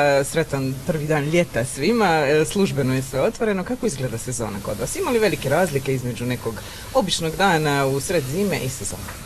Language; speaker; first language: Croatian; native; Croatian